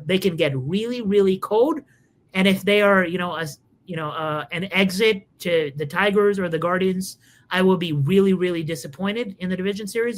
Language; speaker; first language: English; native; English